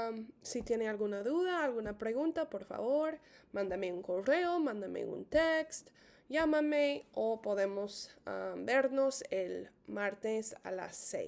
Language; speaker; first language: Spanish; non-native, fluent; English